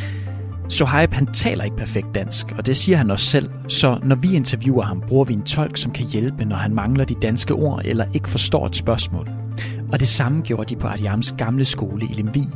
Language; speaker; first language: Danish; native; Danish